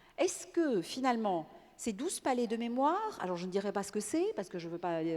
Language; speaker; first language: French; non-native, local second language; Arabic